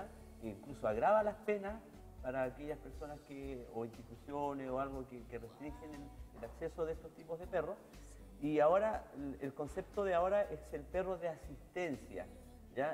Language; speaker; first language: Spanish; native; Spanish